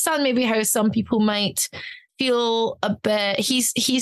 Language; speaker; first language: English; native; English